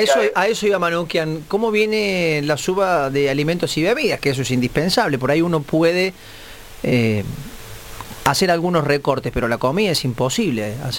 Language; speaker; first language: Spanish; native; Spanish